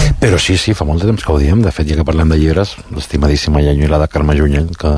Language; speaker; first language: Catalan; non-native, local second language; Spanish